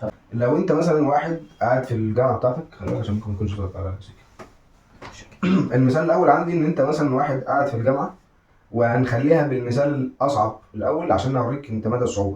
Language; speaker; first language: Arabic; native; Arabic